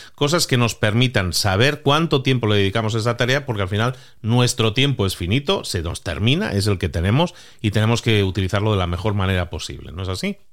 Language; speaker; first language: Spanish; native; Spanish